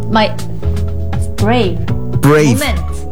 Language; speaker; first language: English; non-native, learner; Korean